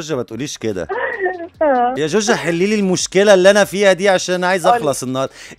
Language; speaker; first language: Arabic; native; Arabic